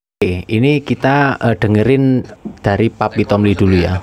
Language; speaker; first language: Indonesian; native; Indonesian